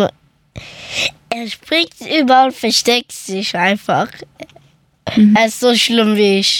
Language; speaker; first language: German; early bilingual, other home language; Persian